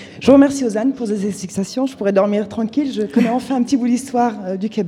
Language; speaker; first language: French; native; French